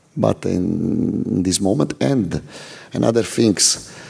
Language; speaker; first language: English; non-native, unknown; Italian